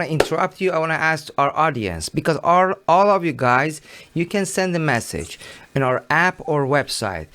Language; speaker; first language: English; non-native, learner; Persian